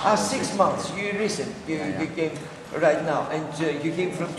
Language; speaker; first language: English; non-native, fluent; Greek